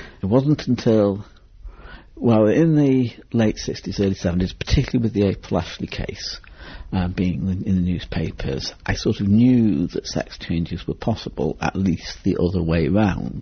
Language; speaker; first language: English; native; English